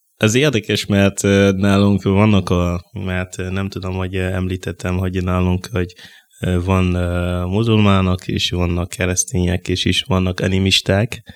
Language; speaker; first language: Hungarian; non-native, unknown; Mossi